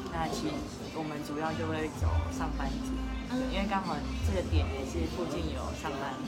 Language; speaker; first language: Chinese; native; Chinese